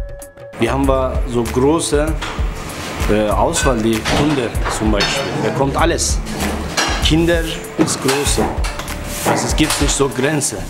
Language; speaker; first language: German; non-native, learner; Turkish